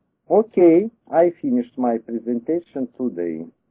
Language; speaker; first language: English; non-native, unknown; Russian